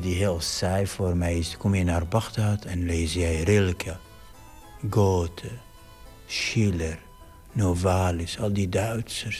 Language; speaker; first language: Dutch; non-native, fluent; Arabic